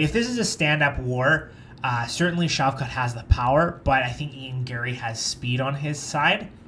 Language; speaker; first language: English; native; English